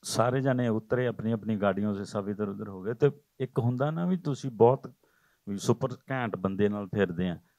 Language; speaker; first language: Hindi; non-native, local second language; Punjabi